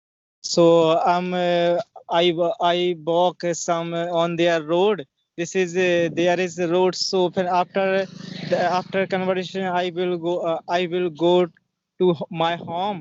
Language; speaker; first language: English; non-native, learner; Hindi